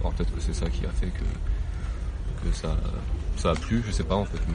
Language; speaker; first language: French; native; French